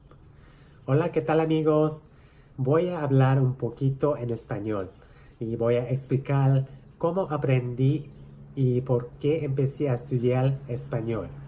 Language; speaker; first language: Spanish; non-native, fluent; Japanese